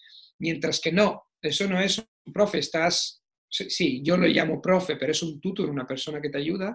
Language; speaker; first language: Spanish; non-native, fluent; Italian